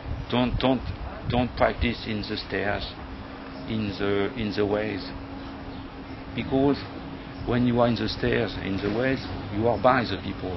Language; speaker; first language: English; non-native, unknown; French